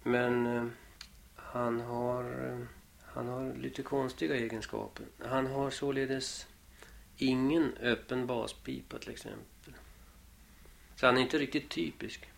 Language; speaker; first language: Swedish; native; Swedish